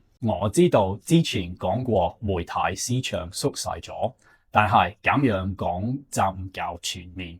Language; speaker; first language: Cantonese; non-native, fluent; English